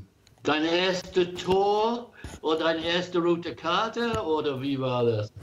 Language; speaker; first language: German; non-native, learner; English